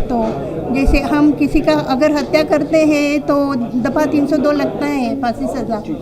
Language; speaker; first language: Hindi; non-native, local second language; Marathi